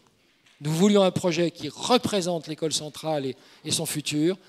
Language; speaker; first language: French; native; French